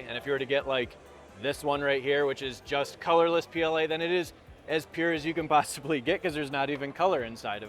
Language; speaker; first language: English; native; English